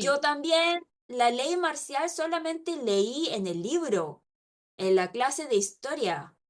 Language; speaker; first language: Spanish; non-native, local second language; Korean